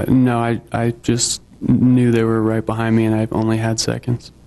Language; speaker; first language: English; native; English